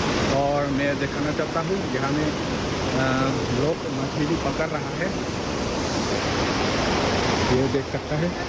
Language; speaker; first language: Hindi; non-native, local second language; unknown